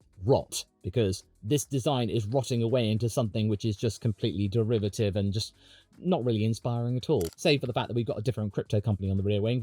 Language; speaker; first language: English; native; English